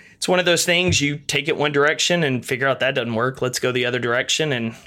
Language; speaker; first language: English; native; English